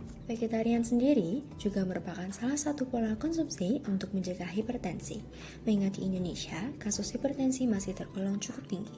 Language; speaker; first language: Indonesian; native; Indonesian